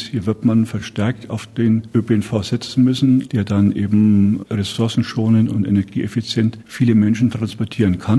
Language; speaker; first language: German; native; German